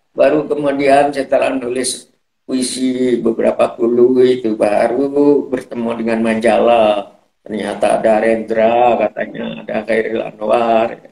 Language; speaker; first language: Indonesian; non-native, local second language; Madurese